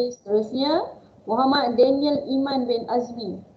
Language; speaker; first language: Malay; native; Malay